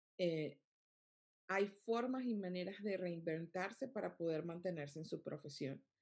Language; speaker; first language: Spanish; native; Spanish